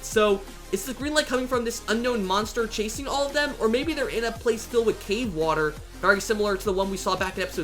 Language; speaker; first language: English; native; English